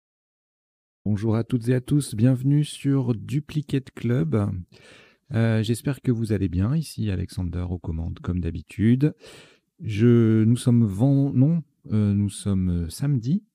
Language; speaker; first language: French; native; French